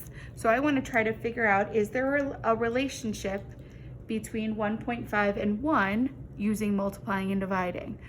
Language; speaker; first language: English; native; English